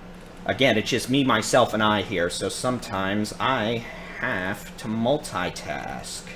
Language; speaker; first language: English; native; English